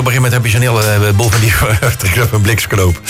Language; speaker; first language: Dutch; native; Dutch